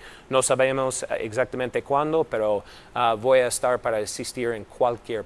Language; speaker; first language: Spanish; non-native, fluent; English